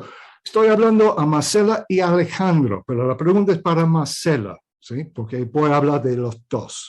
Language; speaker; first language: Spanish; non-native, fluent; English